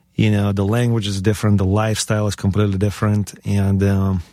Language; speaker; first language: English; non-native, fluent; Russian